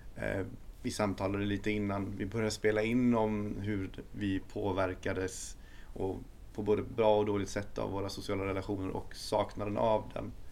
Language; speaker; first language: Swedish; native; Swedish